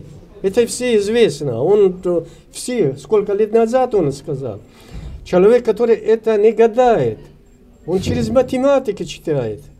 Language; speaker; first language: Russian; non-native, learner; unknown